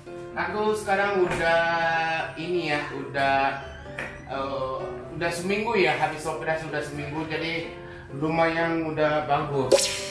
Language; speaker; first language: Indonesian; non-native, fluent; Japanese